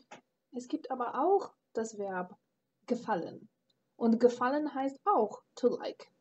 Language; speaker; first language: German; non-native, fluent; English